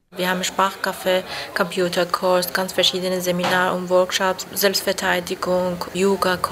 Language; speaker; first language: German; non-native, fluent; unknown